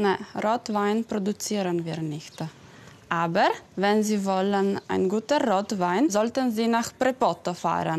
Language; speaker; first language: German; non-native, fluent; Italian